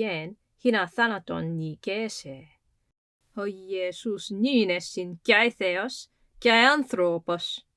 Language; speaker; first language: Greek; non-native, fluent; English